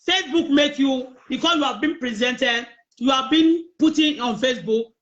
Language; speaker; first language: English; non-native, local second language; Yoruba